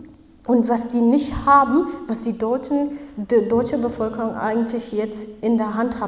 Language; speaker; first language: German; non-native, fluent; Kurdish